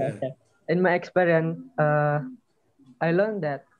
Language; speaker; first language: English; non-native, learner; Indonesian